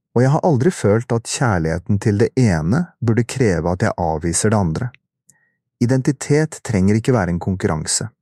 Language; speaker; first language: Norwegian; early bilingual, other home language; Urdu